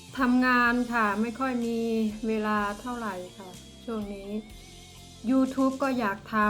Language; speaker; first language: Thai; non-native, local second language; Northeastern Thai